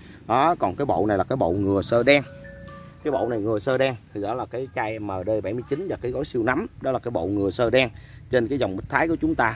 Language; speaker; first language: Vietnamese; native; Vietnamese